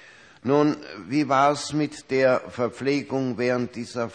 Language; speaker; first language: German; native; German